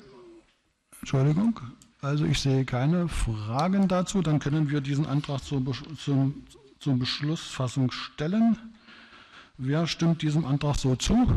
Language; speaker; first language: German; native; German